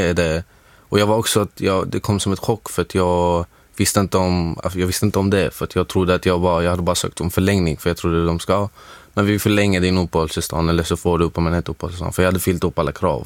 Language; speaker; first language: Swedish; non-native, fluent; Arabic